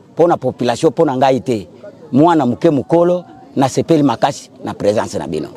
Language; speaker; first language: Lingala; non-native, local second language; Kituba (Democratic Republic of Congo)